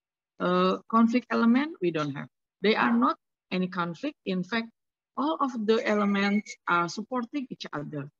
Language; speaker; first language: English; non-native, learner; Indonesian